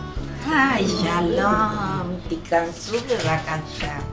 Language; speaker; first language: Hebrew; non-native, fluent; Spanish